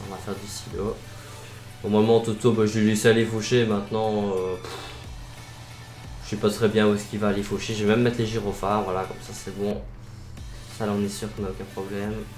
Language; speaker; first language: French; native; French